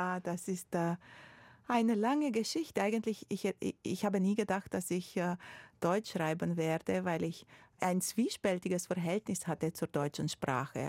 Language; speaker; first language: German; non-native, fluent; Romanian